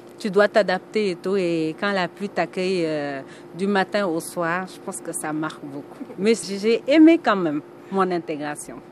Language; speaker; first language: French; non-native, local second language; Wolof